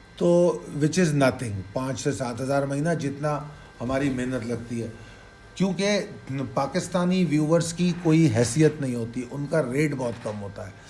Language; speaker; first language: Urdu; native; Urdu